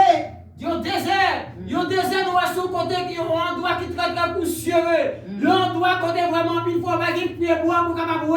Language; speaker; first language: French; non-native, local second language; Haitian Creole